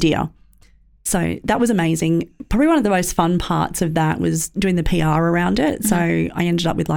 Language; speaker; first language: English; native; English